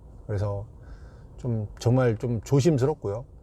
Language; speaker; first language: Korean; native; Korean